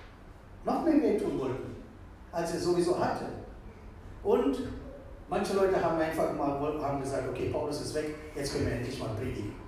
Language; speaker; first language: German; non-native, fluent; Tamil